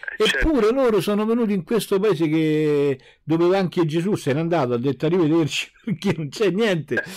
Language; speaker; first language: Italian; native; Italian